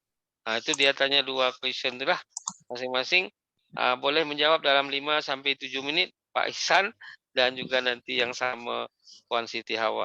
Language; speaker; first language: Malay; native; Malay